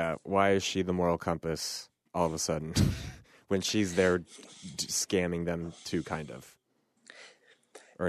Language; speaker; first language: English; native; English